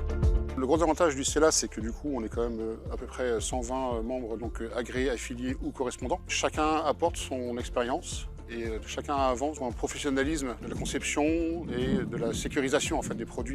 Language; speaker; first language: French; native; French